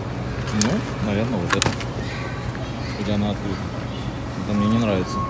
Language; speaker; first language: Russian; native; Russian